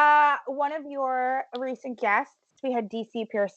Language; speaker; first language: English; native; English